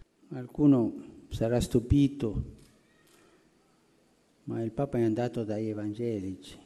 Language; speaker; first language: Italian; non-native, fluent; Spanish